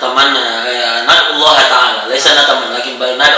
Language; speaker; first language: Arabic; non-native, fluent; Indonesian